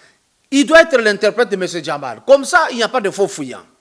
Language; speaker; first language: French; non-native, local second language; Lingala